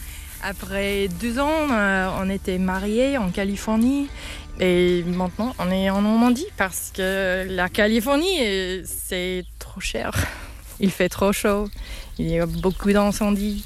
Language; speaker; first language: French; non-native, learner; English